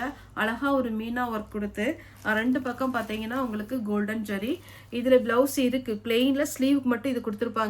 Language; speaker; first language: Tamil; native; Tamil